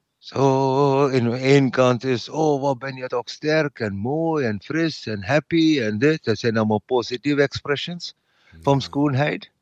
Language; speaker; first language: Dutch; non-native, learner; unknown